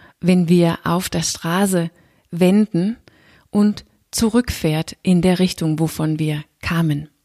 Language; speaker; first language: German; non-native, fluent; Danish